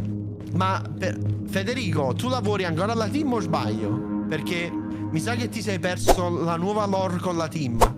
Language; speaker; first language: Italian; native; Italian